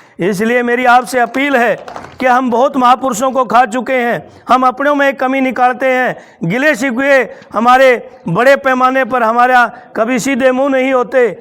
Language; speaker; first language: Hindi; native; Hindi